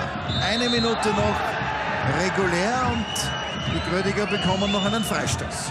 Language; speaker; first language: German; native; German